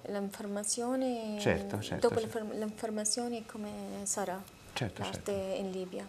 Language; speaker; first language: Italian; non-native, learner; Arabic